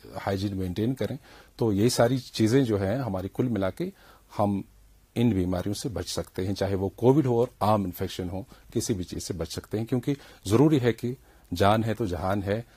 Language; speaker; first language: Hindi; non-native, local second language; Kashmiri